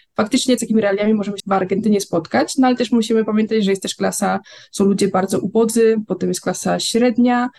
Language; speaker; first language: Polish; native; Polish